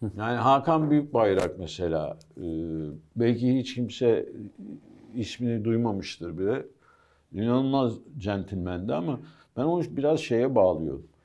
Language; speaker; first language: Turkish; early bilingual, heritage; Turkish